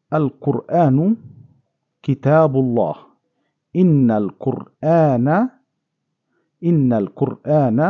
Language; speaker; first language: Arabic; non-native, fluent; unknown